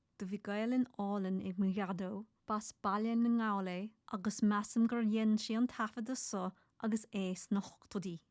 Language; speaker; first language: Irish; non-native, local second language; English